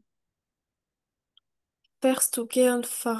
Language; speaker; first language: German; non-native, learner; French